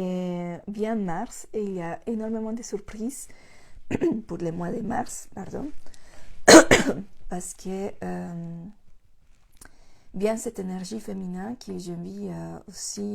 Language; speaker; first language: French; non-native, fluent; Spanish